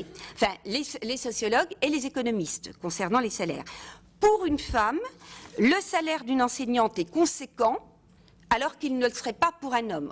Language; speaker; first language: French; native; French